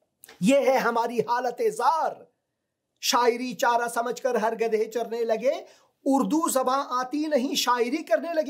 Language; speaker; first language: Hindi; non-native, fluent; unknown